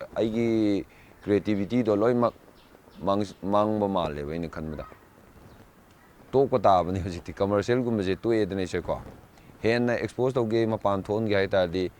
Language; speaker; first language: Manipuri; non-native, local second language; Rongmei Naga